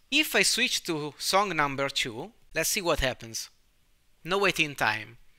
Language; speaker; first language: English; non-native, fluent; Italian